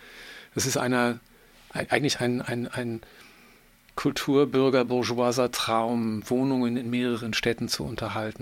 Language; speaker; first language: German; native; German